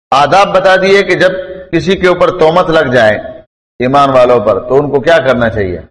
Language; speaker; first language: Urdu; non-native, local second language; Pashto